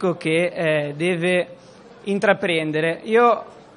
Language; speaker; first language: Italian; native; Italian